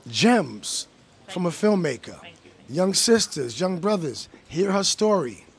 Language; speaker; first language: English; native; English